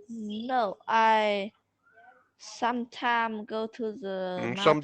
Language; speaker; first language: English; non-native, learner; Vietnamese